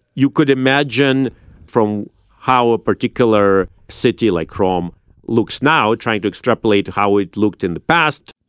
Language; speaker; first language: English; non-native, fluent; Russian